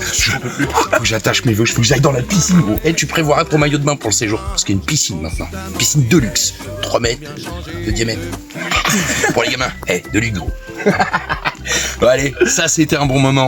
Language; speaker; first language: French; native; French